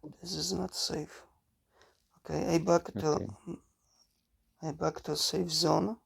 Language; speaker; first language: English; non-native, learner; Polish